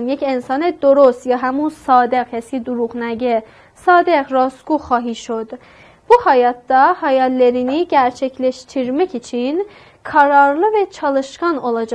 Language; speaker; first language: Turkish; non-native, learner; Persian